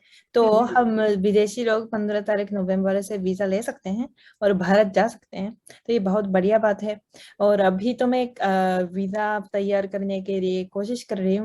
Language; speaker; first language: Hindi; non-native, fluent; Japanese